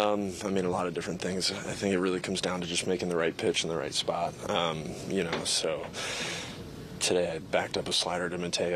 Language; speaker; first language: English; native; English